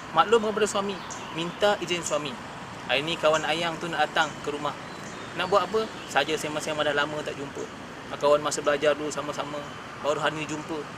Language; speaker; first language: Malay; native; Malay